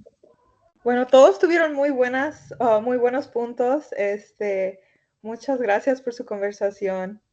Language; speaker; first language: Spanish; early bilingual, heritage; Spanish